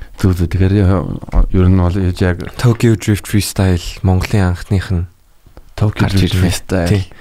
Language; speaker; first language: Mongolian; native; Mongolian